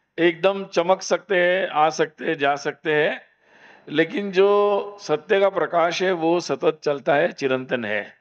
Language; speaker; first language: Hindi; non-native, local second language; Marathi